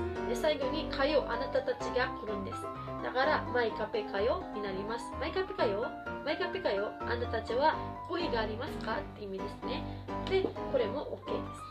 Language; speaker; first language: Japanese; non-native, fluent; Filipino